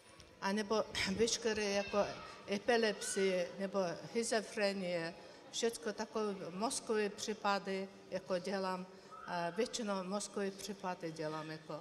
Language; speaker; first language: Czech; non-native, learner; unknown